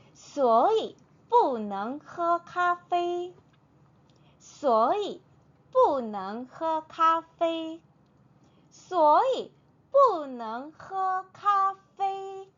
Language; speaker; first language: Chinese; non-native, fluent; Korean